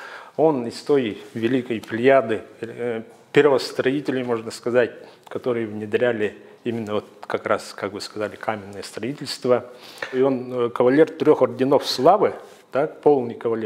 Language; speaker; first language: Russian; native; Russian